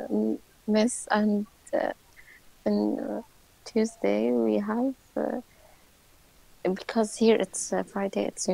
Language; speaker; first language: English; non-native, learner; Arabic